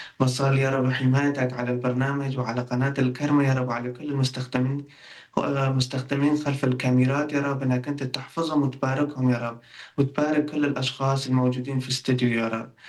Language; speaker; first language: Arabic; non-native, local second language; Kurdish